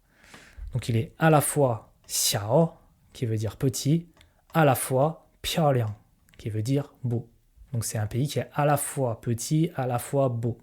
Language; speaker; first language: French; native; French